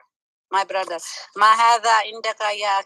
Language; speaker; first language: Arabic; non-native, learner; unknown